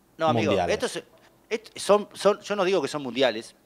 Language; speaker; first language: Spanish; native; Spanish